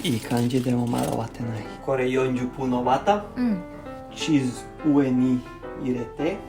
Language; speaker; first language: Japanese; non-native, learner; Serbian